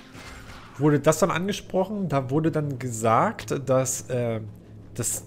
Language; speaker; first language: German; native; German